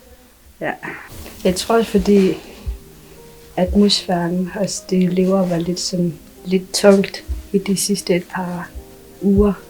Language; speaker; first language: Danish; non-native, local second language; Kalaallisut